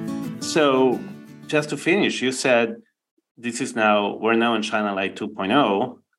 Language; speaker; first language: English; non-native, fluent; Spanish